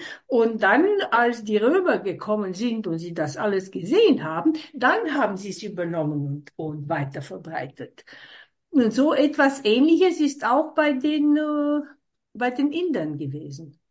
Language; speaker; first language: German; non-native, fluent; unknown